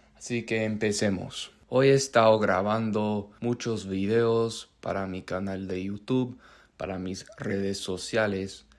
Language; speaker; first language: Spanish; non-native, fluent; English